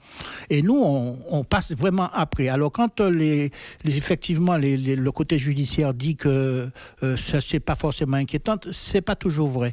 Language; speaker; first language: French; native; French